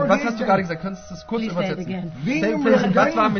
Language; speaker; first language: German; native; German